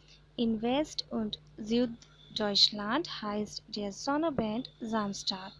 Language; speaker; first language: German; non-native, fluent; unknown